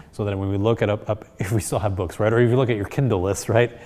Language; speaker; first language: English; early bilingual, other home language; Spanish